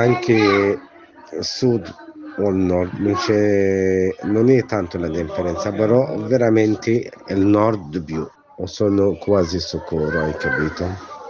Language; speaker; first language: Italian; non-native, learner; Arabic